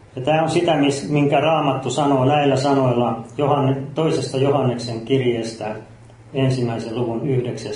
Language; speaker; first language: Finnish; native; Finnish